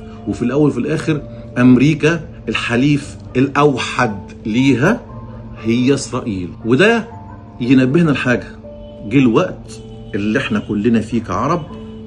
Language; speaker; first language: Arabic; native; Arabic